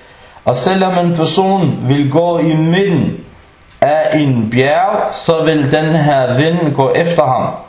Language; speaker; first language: Danish; early bilingual, other home language; Arabic